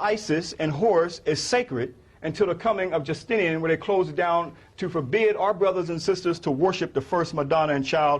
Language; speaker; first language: English; native; English